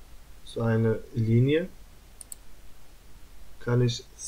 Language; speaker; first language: German; non-native, learner; Turkish